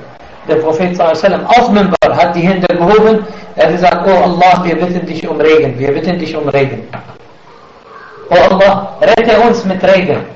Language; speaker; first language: German; non-native, fluent; Arabic